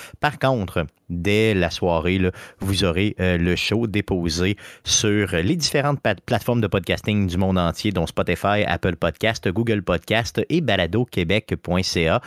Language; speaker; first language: French; native; French